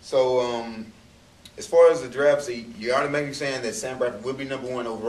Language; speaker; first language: English; native; English